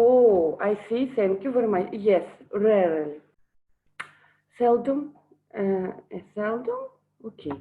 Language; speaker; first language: English; non-native, learner; Russian